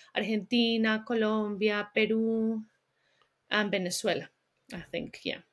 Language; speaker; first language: English; non-native, fluent; Spanish